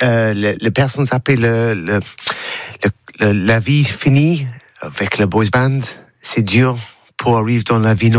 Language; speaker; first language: French; non-native, learner; English